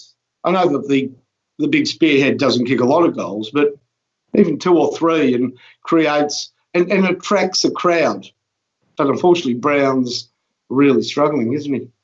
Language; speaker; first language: English; native; English